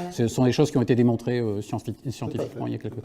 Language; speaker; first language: French; native; French